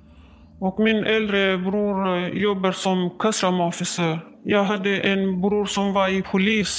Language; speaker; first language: Swedish; non-native, learner; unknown